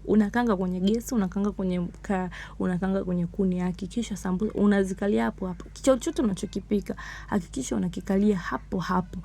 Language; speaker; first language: Swahili; native; Swahili